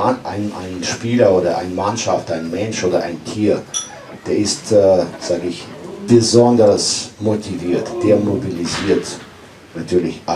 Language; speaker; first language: German; non-native, fluent; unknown